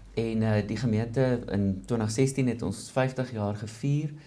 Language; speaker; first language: Afrikaans; native; Afrikaans